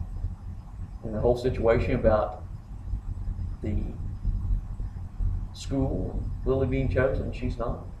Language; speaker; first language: English; native; English